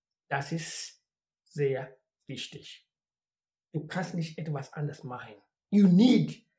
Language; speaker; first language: German; non-native, learner; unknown